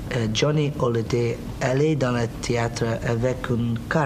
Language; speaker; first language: French; non-native, learner; English